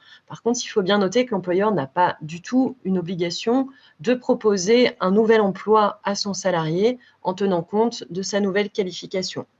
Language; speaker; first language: French; native; French